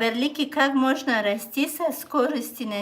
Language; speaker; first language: Russian; non-native, learner; Tajik